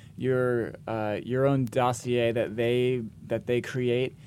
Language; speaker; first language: English; native; English